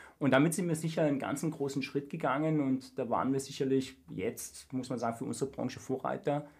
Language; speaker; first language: German; native; German